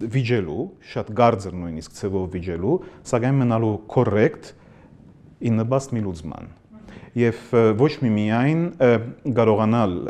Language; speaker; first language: Armenian; early bilingual, heritage; Armenian